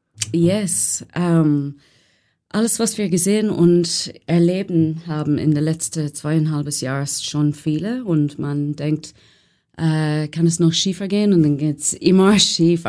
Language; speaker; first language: German; non-native, learner; English